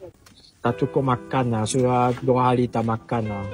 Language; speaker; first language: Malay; non-native, local second language; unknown